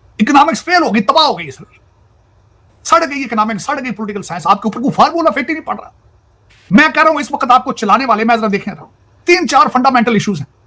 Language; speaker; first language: Urdu; non-native, local second language; Punjabi